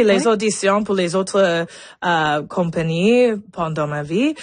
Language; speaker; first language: French; non-native, local second language; English